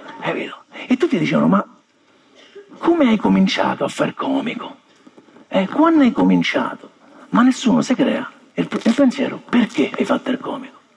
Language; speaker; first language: Italian; native; Italian